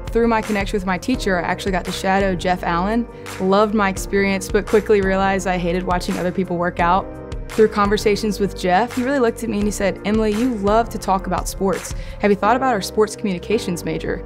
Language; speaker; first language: English; native; English